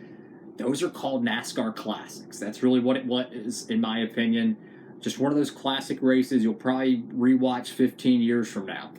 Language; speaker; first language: English; native; English